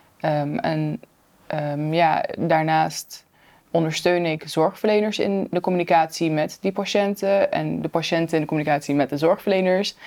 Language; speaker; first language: Dutch; early bilingual, other home language; Turkish